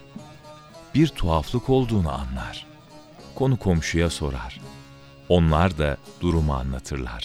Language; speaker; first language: Turkish; native; Turkish